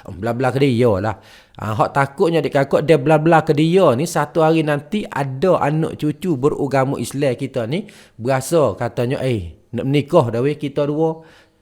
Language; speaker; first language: Malay; native; Malay